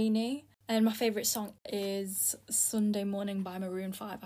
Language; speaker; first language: English; early bilingual, other home language; Filipino